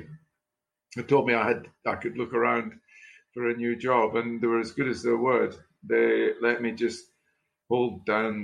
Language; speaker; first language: English; native; English